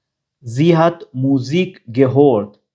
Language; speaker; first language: German; non-native, fluent; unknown